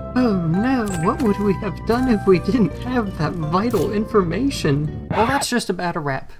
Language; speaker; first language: English; native; English